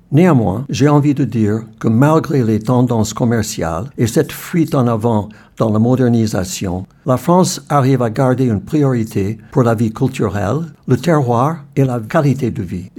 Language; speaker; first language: French; non-native, fluent; English